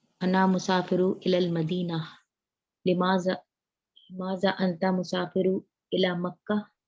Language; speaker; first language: Arabic; non-native, learner; Urdu